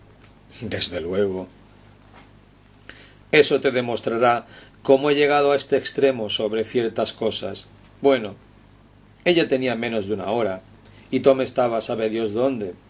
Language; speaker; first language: Spanish; native; Spanish